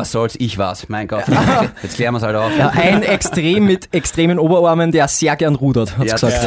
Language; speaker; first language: German; native; German